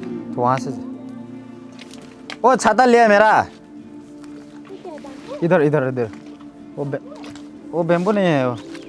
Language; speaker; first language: Hindi; non-native, local second language; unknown